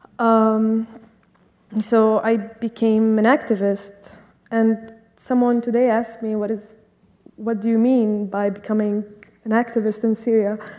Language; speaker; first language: English; non-native, fluent; Arabic